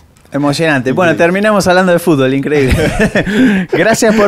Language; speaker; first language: Spanish; native; Spanish